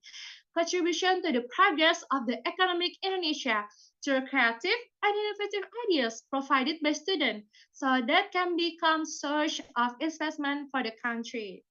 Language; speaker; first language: English; non-native, learner; Indonesian